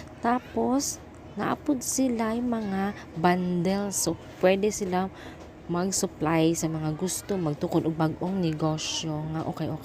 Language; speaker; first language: Cebuano; native; Cebuano